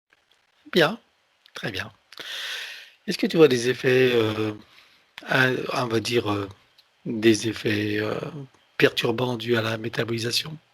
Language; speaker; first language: French; native; French